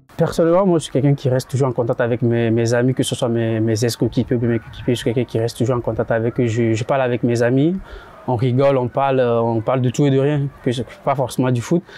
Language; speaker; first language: French; non-native, local second language; Ewe